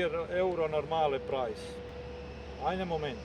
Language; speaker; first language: German; non-native, learner; Croatian